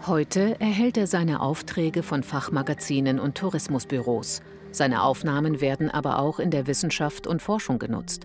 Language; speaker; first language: German; native; German